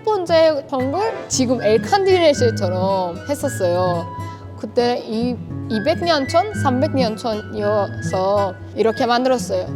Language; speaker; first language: Korean; non-native, fluent; Persian